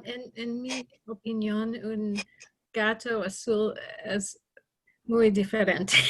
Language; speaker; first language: Spanish; non-native, learner; English